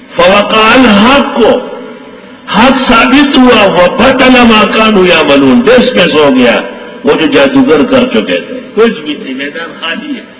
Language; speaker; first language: Urdu; non-native, local second language; Pashto